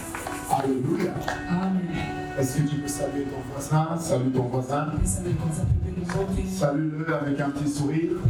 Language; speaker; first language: French; non-native, local second language; Lingala